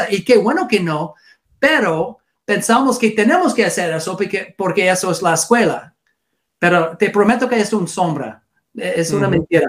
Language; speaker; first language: Spanish; non-native, learner; English